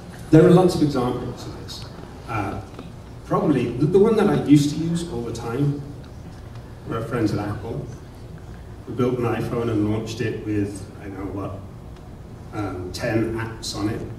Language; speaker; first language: English; native; English